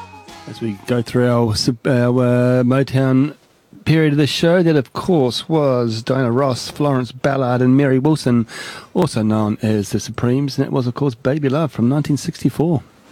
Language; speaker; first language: English; native; English